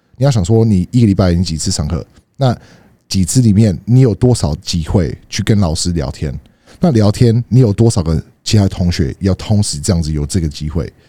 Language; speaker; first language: Chinese; non-native, fluent; English